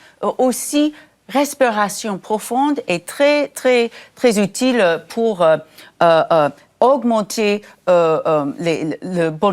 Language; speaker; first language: French; non-native, fluent; English